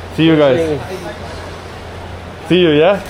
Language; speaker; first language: English; non-native, learner; Turkish